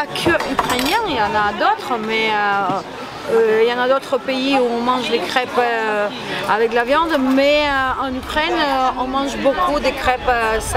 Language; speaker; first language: French; non-native, learner; Ukrainian